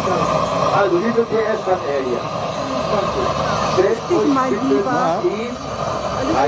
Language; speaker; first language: German; native; German